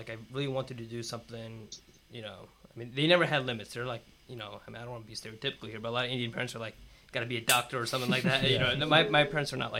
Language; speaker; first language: English; native; English